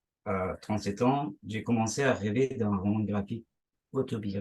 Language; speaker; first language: French; non-native, fluent; Persian